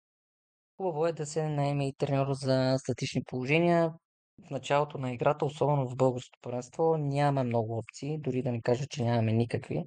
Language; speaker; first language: Bulgarian; native; Bulgarian